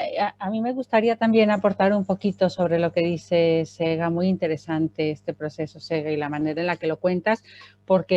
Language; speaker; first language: Spanish; native; Spanish